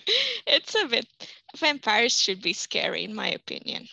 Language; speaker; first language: English; non-native, fluent; Portuguese